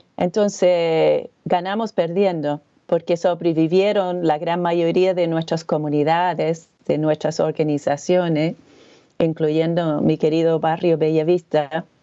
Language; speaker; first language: Spanish; non-native, fluent; English